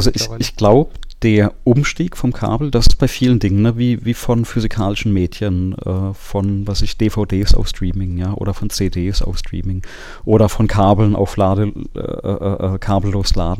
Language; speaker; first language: German; native; German